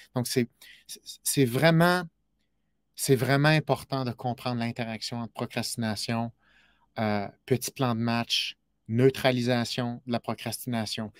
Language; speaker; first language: French; native; French